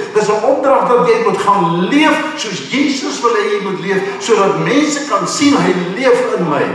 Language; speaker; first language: Afrikaans; non-native, local second language; English